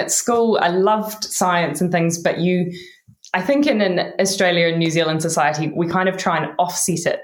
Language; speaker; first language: English; native; English